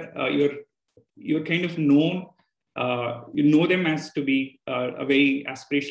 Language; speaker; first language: English; non-native, local second language; Telugu